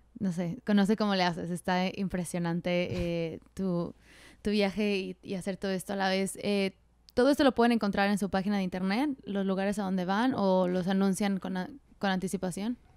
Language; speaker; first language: Spanish; native; Spanish